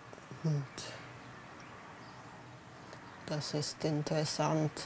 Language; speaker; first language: German; non-native, learner; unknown